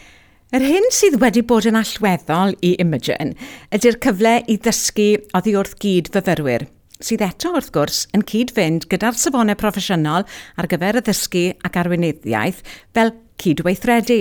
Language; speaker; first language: Welsh; native; Welsh